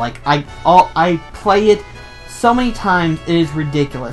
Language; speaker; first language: English; native; English